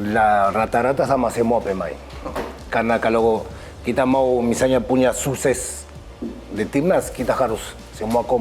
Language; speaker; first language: Indonesian; non-native, fluent; Spanish